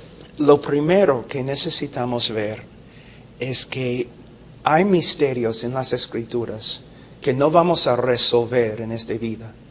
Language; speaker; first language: Spanish; non-native, fluent; English